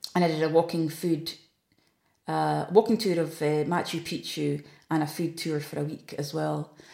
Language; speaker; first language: English; native; English